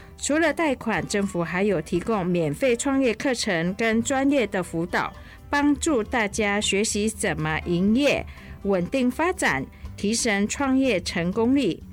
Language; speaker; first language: Chinese; non-native, fluent; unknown